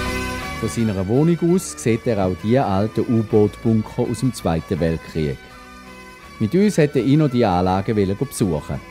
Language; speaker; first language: German; native; German